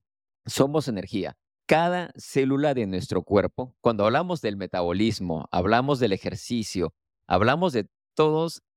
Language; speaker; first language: Spanish; native; Spanish